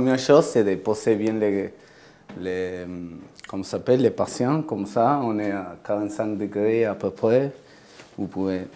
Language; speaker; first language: French; non-native, fluent; Spanish